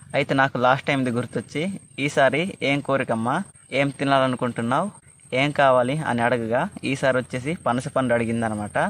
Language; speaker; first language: Telugu; non-native, local second language; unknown